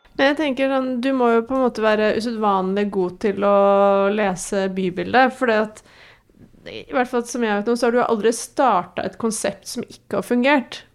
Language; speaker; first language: Norwegian; native; Norwegian